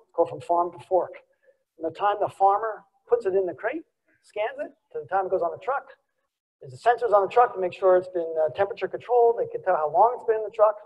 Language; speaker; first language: English; native; English